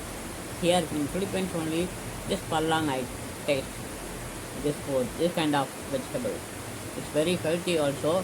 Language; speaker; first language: English; non-native, local second language; Tamil